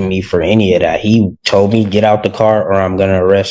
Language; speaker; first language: English; native; English